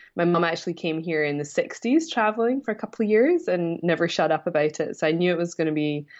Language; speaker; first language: English; native; English